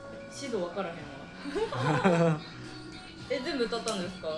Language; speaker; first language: Japanese; native; Japanese